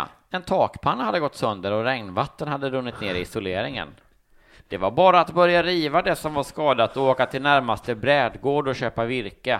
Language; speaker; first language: Swedish; native; Swedish